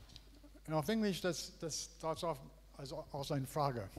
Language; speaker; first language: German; non-native, learner; English